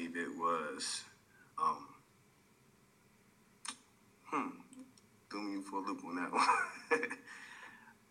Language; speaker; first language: English; native; English